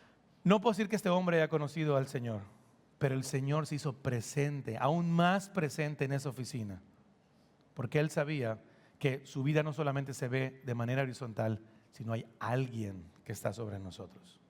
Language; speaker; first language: Spanish; native; Spanish